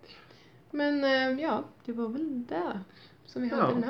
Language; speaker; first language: Swedish; native; Swedish